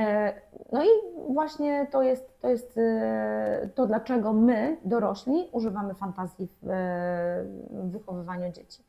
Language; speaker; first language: Polish; native; Polish